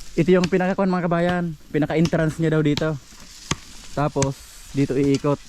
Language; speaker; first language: Filipino; non-native, local second language; Bikol